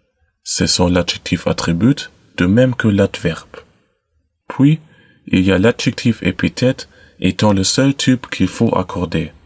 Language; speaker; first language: French; non-native, learner; German